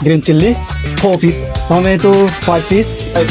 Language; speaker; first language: English; non-native, learner; Nepali